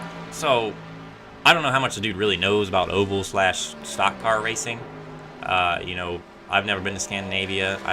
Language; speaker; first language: English; native; English